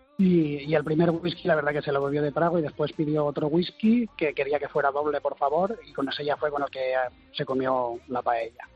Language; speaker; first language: Spanish; native; Spanish